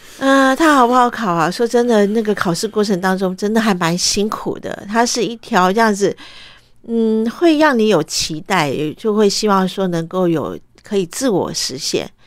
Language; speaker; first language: Chinese; early bilingual, other home language; Cantonese